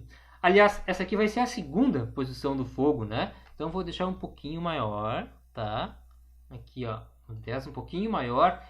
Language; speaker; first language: Portuguese; native; Portuguese